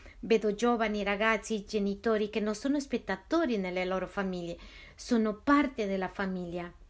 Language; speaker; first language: Italian; non-native, fluent; Spanish